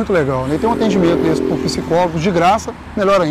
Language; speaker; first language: Portuguese; native; Portuguese